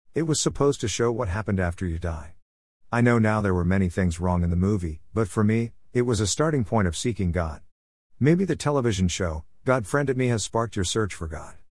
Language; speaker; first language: English; native; English